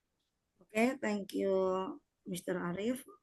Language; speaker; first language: English; non-native, learner; Indonesian